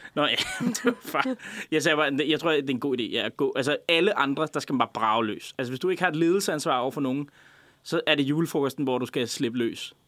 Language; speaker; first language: Danish; native; Danish